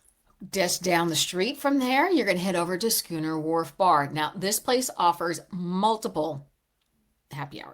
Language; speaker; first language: English; native; English